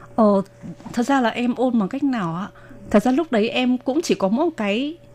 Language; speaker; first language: Vietnamese; native; Vietnamese